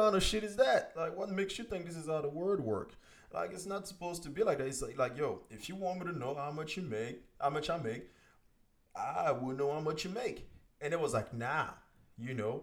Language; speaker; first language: English; non-native, local second language; French